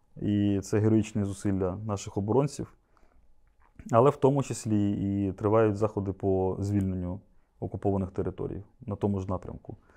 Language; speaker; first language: Ukrainian; native; Ukrainian